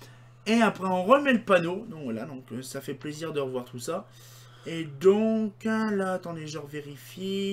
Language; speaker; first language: French; native; French